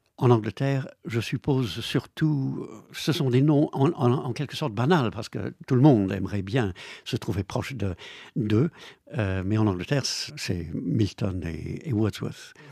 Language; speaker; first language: French; non-native, fluent; English